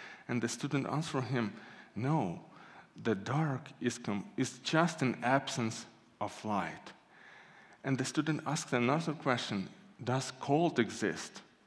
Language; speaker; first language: English; non-native, fluent; Ukrainian